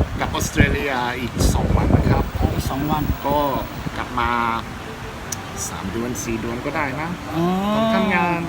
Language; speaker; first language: Thai; non-native, learner; English